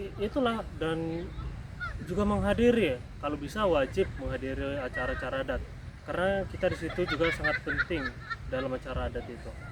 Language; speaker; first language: Indonesian; native; Indonesian